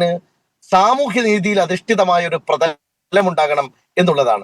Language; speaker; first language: Malayalam; native; Malayalam